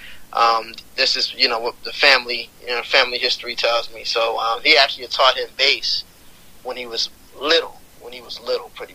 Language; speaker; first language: English; native; English